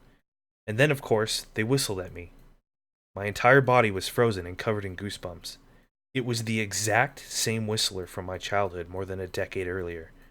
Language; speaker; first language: English; native; English